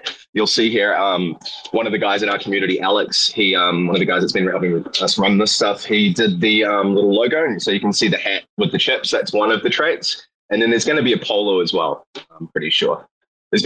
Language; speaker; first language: English; native; English